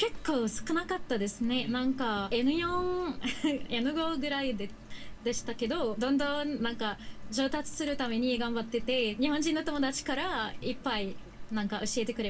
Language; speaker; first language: Japanese; non-native, learner; Arabic